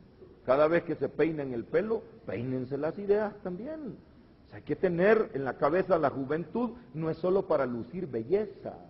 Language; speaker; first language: Spanish; native; Spanish